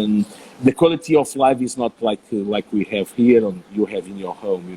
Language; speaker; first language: English; non-native, learner; Portuguese